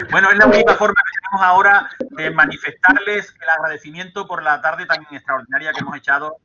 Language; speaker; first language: Spanish; native; Spanish